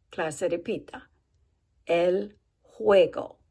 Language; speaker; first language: Spanish; non-native, fluent; English